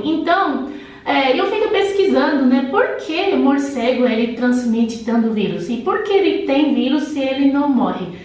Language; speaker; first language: Portuguese; non-native, fluent; Chinese